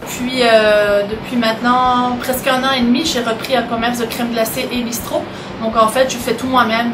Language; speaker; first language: French; native; French